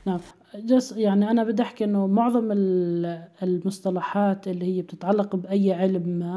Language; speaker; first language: Arabic; native; Arabic